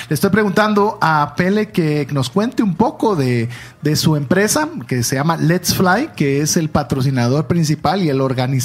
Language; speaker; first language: Spanish; native; Spanish